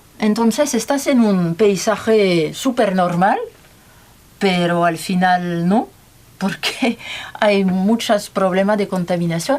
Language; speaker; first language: Spanish; non-native, learner; French